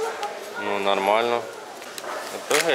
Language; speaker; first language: Russian; native; Russian